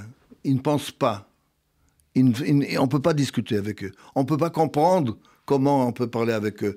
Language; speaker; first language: French; non-native, fluent; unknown